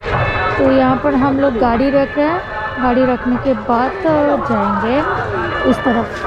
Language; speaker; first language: Hindi; non-native, local second language; Bangla